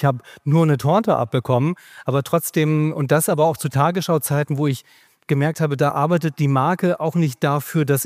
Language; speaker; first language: German; native; German